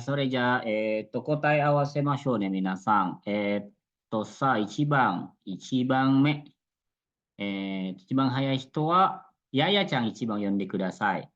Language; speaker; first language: Japanese; non-native, fluent; Indonesian